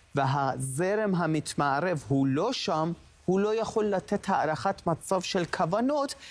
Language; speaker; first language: Hebrew; non-native, fluent; Persian